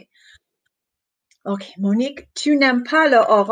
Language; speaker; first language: French; non-native, fluent; English